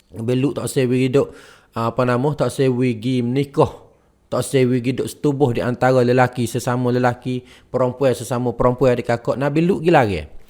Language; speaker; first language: Malay; native; Malay